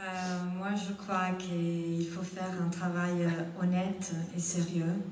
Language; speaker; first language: French; non-native, fluent; Italian